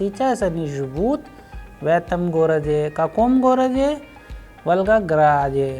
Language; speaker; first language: Russian; non-native, fluent; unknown